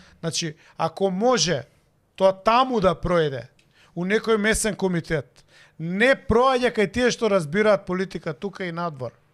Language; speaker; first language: Macedonian; native; Macedonian